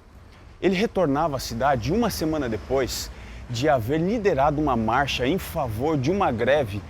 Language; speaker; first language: Portuguese; native; Portuguese